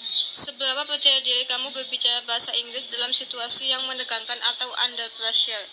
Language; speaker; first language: Indonesian; native; Indonesian